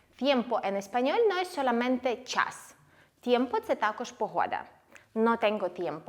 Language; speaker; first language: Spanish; non-native, fluent; Ukrainian